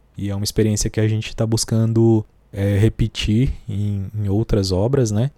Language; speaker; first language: Portuguese; native; Portuguese